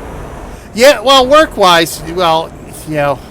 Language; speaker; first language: English; native; English